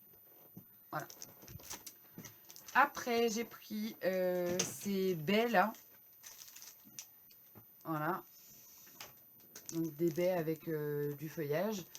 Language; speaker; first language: French; native; French